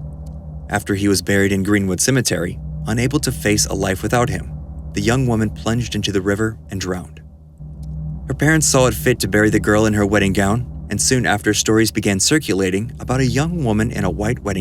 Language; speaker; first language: English; native; English